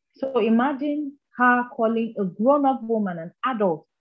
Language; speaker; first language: English; non-native, local second language; Igbo